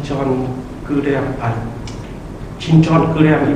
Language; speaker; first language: Korean; non-native, learner; Vietnamese